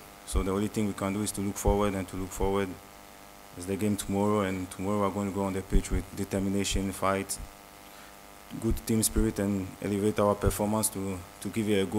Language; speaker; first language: English; early bilingual, other home language; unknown